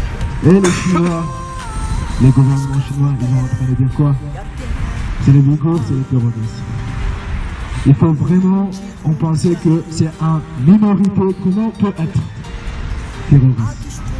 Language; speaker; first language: French; non-native, learner; Uyghur